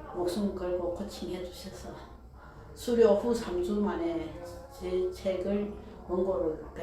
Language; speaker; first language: Korean; early bilingual, heritage; Korean